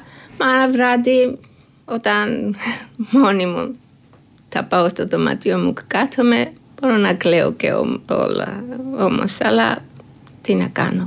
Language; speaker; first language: Greek; non-native, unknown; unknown